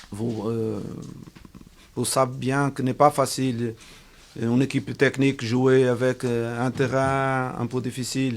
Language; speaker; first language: French; non-native, learner; Portuguese